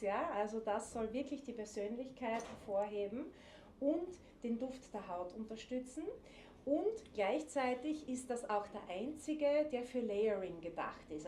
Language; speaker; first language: German; native; German